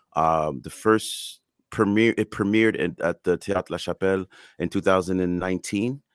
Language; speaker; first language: English; non-native, fluent; French